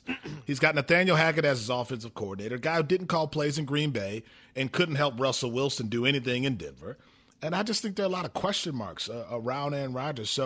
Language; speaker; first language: English; native; English